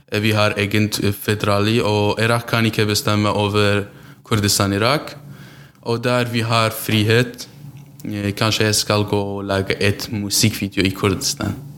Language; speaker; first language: Norwegian; non-native, learner; Central Kurdish